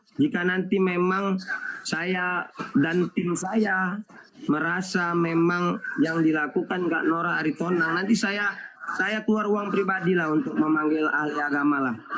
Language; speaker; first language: Indonesian; native; Indonesian